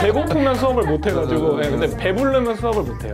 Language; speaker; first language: Korean; native; Korean